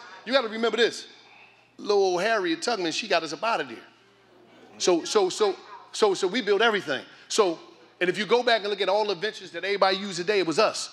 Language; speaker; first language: English; native; English